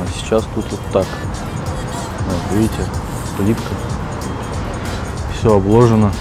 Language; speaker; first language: Russian; native; Russian